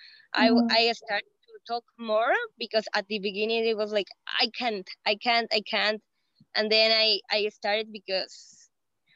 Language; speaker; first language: English; non-native, fluent; Spanish